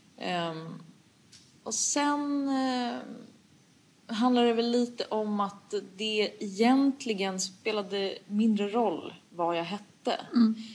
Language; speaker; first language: Swedish; early bilingual, other home language; Persian